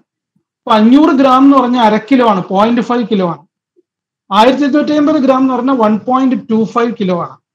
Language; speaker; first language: Malayalam; native; Malayalam